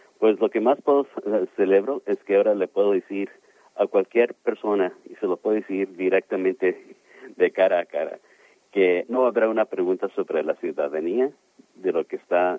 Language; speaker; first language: Spanish; early bilingual, heritage; Spanish